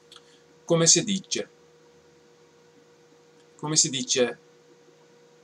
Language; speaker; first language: Italian; non-native, learner; English